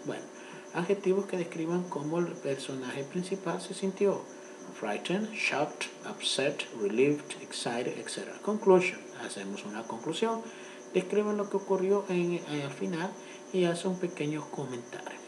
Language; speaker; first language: Spanish; native; Spanish